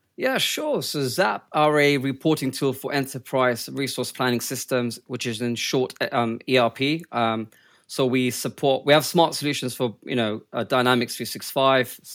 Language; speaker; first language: English; early bilingual, other home language; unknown